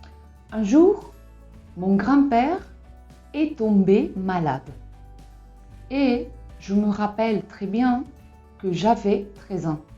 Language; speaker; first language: French; non-native, fluent; Spanish